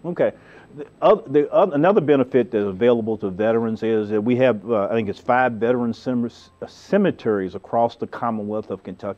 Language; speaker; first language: English; native; English